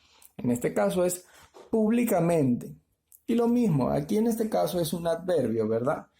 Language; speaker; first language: Spanish; native; Spanish